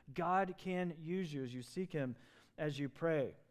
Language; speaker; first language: English; native; English